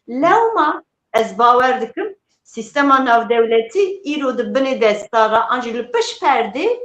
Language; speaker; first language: Kurdish; native; Kurdish